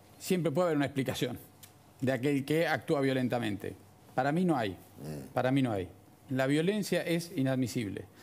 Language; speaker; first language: Spanish; native; Spanish